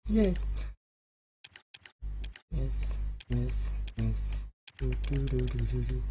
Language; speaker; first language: English; non-native, learner; Swedish